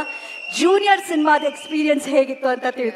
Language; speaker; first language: Kannada; native; Kannada